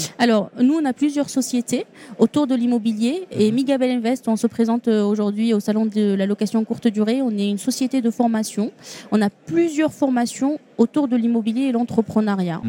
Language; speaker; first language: French; non-native, local second language; Arabic